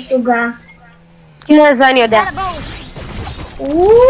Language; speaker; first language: Hebrew; native; Hebrew